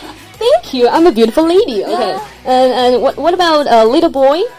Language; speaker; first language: English; non-native, fluent; Chinese